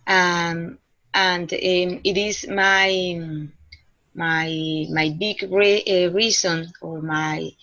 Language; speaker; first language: English; non-native, learner; Spanish